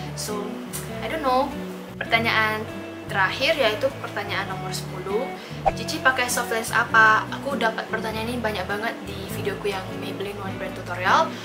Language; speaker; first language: Indonesian; non-native, local second language; Min Nan Chinese